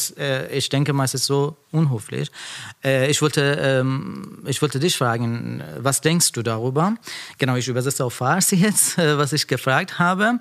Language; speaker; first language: German; non-native, learner; Persian